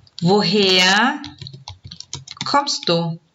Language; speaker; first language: German; non-native, fluent; Turkish